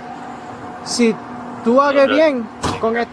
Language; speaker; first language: Spanish; early bilingual, heritage; Spanish